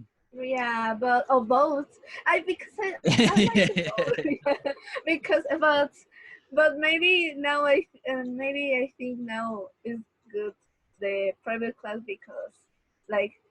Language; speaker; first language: English; non-native, learner; Spanish